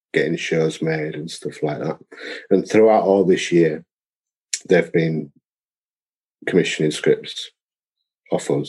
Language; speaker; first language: English; native; English